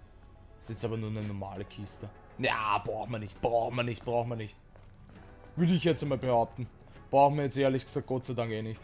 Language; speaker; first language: German; native; German